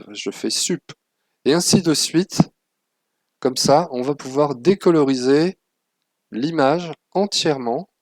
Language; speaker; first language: French; native; French